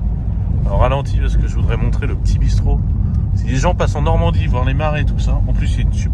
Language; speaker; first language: French; native; French